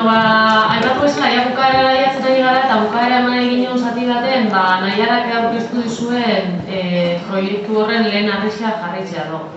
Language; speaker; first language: Basque; native; Basque